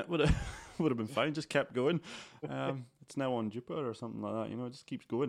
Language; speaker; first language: English; native; English